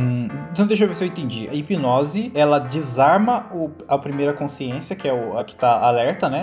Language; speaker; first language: Portuguese; native; Portuguese